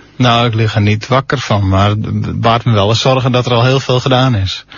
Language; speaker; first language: Dutch; non-native, local second language; Western Frisian